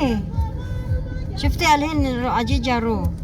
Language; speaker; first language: Arabic; non-native, learner; Filipino